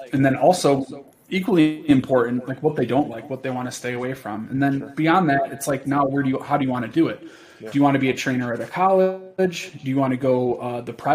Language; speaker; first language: English; native; English